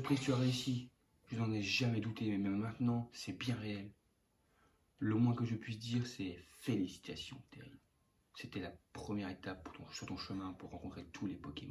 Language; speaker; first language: French; native; French